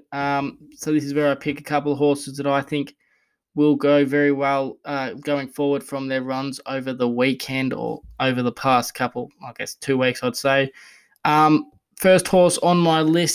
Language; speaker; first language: English; native; English